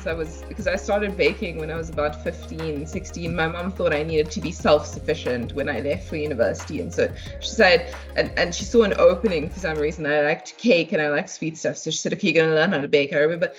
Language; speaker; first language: English; native; English